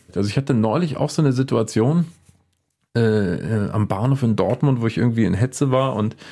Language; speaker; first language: German; native; German